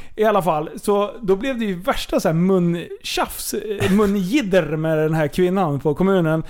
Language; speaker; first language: Swedish; native; Swedish